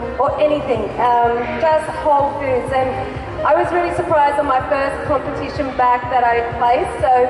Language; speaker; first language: English; native; English